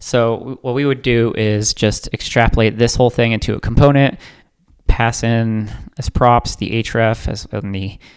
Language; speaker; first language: English; native; English